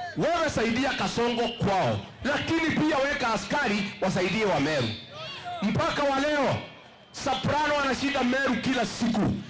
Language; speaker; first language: Swahili; non-native, local second language; Kikuyu